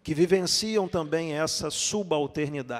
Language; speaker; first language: Portuguese; native; Portuguese